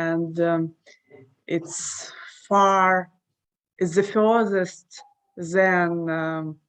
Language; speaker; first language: English; non-native, learner; Russian